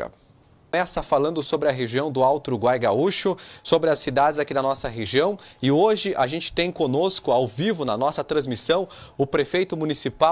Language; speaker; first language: Portuguese; native; Portuguese